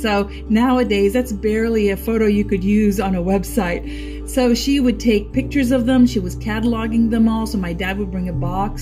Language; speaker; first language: English; non-native, fluent; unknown